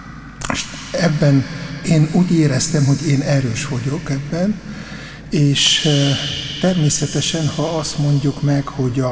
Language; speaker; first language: Hungarian; non-native, fluent; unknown